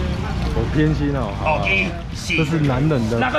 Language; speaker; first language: Chinese; native; Chinese